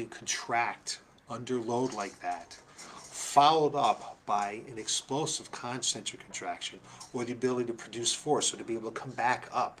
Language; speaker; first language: English; native; English